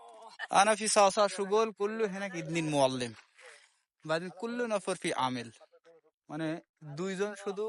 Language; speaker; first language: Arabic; non-native, learner; Bangla